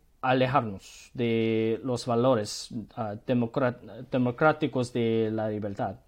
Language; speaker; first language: Spanish; non-native, learner; Korean